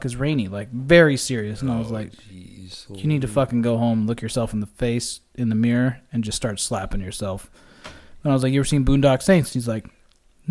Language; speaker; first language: English; native; English